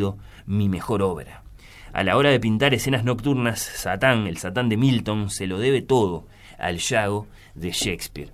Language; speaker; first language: Spanish; native; Spanish